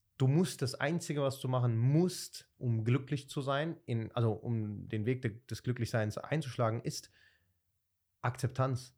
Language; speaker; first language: German; early bilingual, other home language; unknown